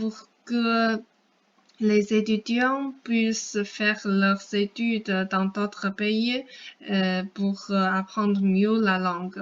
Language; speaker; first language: French; non-native, fluent; Chinese